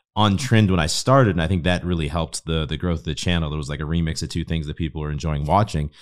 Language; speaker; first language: English; native; English